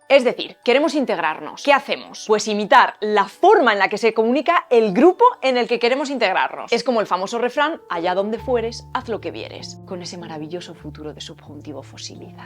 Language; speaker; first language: Spanish; native; Spanish